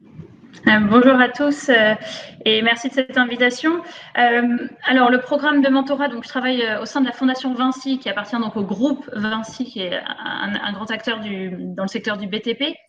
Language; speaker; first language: French; native; French